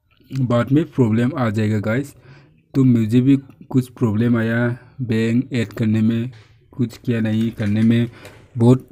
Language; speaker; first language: Hindi; non-native, local second language; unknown